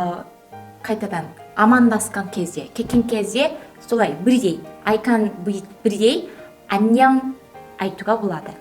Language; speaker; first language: Kazakh; non-native, learner; Korean